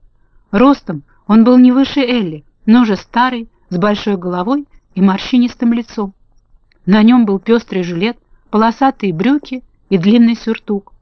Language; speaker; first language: Russian; native; Russian